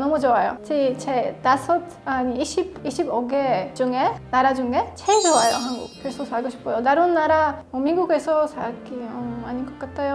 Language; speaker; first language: Korean; non-native, learner; Polish